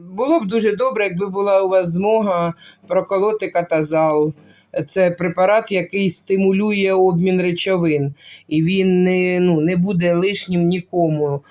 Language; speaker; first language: Ukrainian; non-native, local second language; Russian